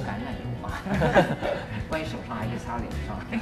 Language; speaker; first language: Chinese; native; Chinese